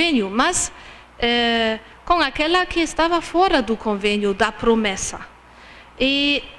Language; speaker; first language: Portuguese; non-native, fluent; German